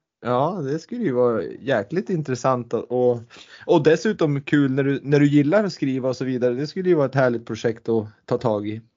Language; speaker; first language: Swedish; native; Swedish